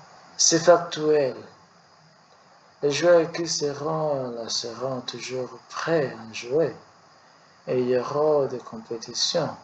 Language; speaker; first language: French; non-native, learner; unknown